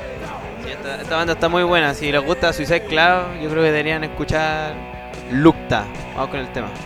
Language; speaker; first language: Spanish; native; Spanish